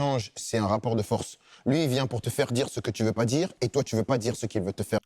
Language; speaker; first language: French; native; French